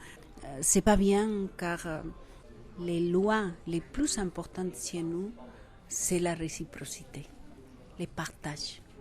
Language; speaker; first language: French; non-native, fluent; Quechua